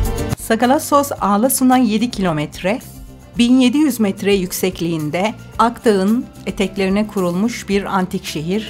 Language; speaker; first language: Turkish; native; Turkish